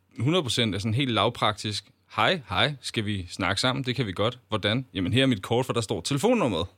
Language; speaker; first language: Danish; native; Danish